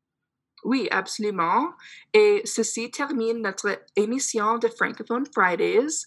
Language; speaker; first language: French; non-native, fluent; English